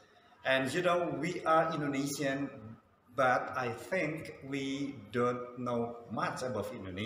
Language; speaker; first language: English; non-native, fluent; Sundanese